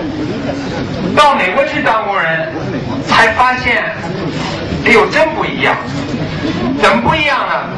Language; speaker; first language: Chinese; early bilingual, other home language; English